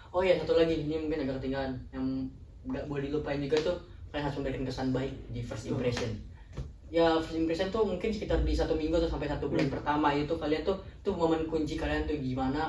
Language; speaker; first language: Indonesian; native; Indonesian